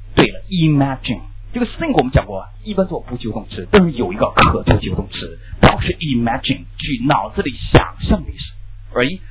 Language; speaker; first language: Chinese; native; Chinese